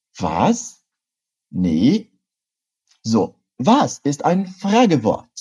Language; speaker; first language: German; non-native, fluent; Portuguese